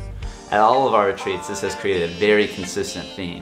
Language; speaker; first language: English; native; English